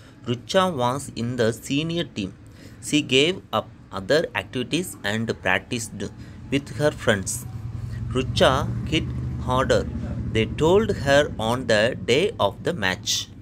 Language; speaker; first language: English; non-native, local second language; Tamil